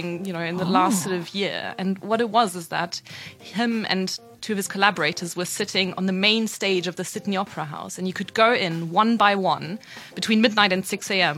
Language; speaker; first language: English; non-native, fluent; German